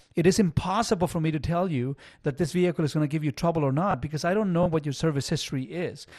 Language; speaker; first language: English; non-native, fluent; Spanish